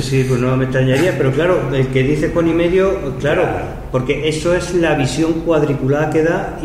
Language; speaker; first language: Spanish; native; Spanish